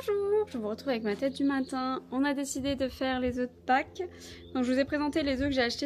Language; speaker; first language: French; native; French